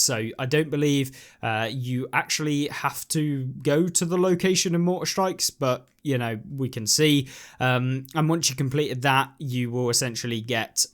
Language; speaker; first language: English; native; English